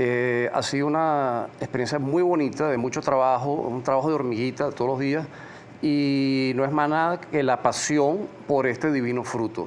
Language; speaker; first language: Spanish; native; Spanish